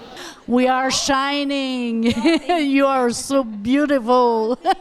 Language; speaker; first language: English; non-native, local second language; French